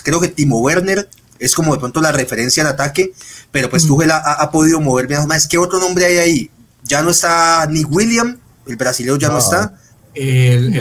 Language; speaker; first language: Spanish; native; Spanish